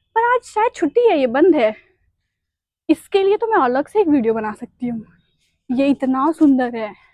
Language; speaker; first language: Hindi; native; Hindi